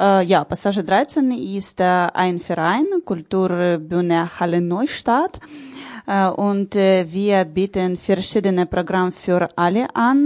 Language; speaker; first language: German; non-native, learner; Ukrainian